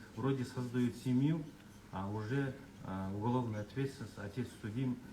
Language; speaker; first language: Russian; non-native, local second language; Kazakh